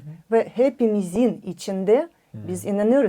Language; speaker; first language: Turkish; non-native, learner; Russian